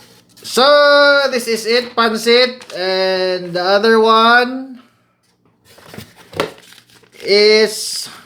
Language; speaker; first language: English; non-native, local second language; Filipino